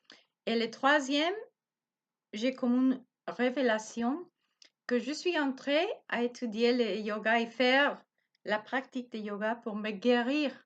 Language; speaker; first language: French; non-native, learner; Spanish